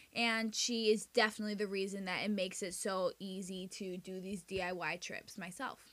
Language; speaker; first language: English; early bilingual, other home language; Spanish